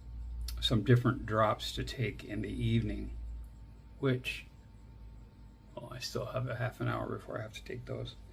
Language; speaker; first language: English; native; English